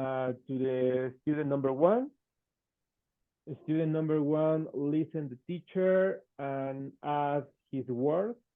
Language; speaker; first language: English; non-native, fluent; Spanish